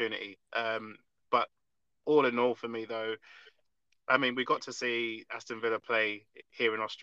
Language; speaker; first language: English; native; English